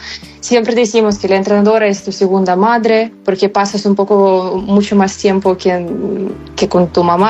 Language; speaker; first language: Spanish; non-native, fluent; Ukrainian